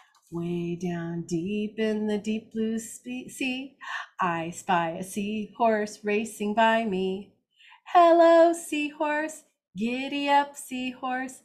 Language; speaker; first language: English; native; English